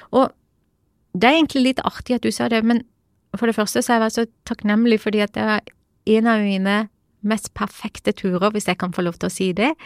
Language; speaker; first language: Norwegian; early bilingual, other home language; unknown